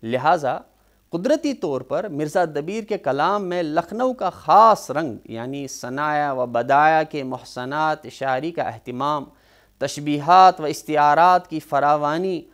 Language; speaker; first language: Urdu; non-native, local second language; Kashmiri